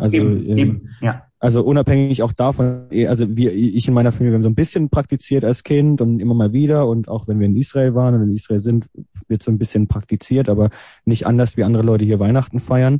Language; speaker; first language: German; native; German